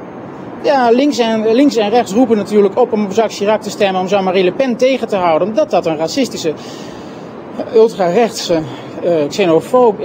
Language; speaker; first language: Dutch; native; Dutch